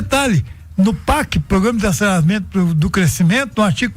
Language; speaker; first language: Portuguese; native; Portuguese